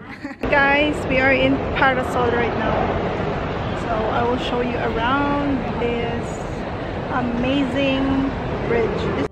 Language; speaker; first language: English; non-native, fluent; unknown